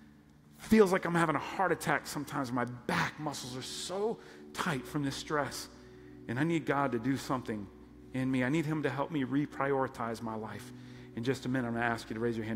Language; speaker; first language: English; native; English